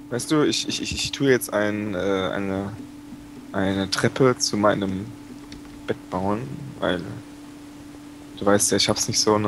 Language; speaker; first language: German; native; German